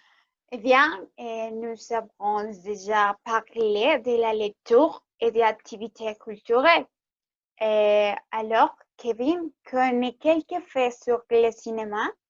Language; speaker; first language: French; non-native, learner; Spanish